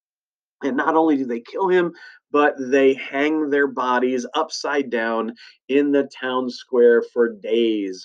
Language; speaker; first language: English; native; English